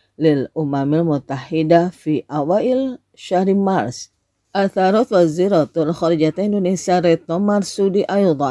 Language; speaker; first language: Arabic; non-native, fluent; Indonesian